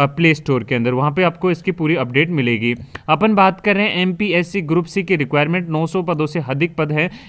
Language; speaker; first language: Hindi; native; Hindi